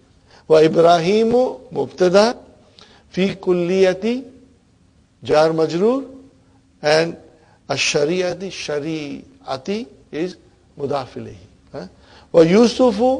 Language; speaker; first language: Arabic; non-native, fluent; English